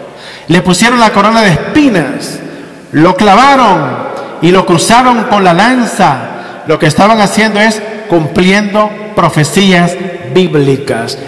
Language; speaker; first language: Spanish; native; Spanish